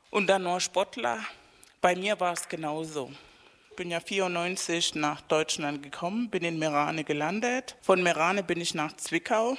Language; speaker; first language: German; non-native, fluent; Spanish